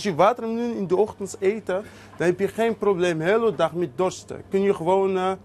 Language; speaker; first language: Dutch; non-native, learner; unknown